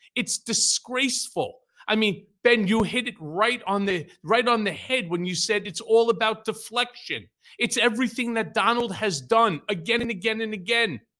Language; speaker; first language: English; native; English